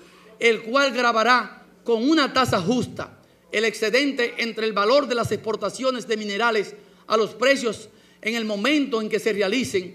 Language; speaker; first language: Spanish; native; Spanish